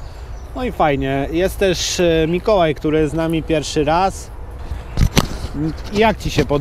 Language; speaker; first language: Polish; native; Polish